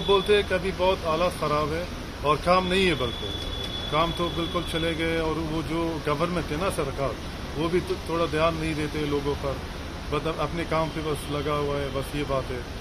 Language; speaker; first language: Hindi; non-native, fluent; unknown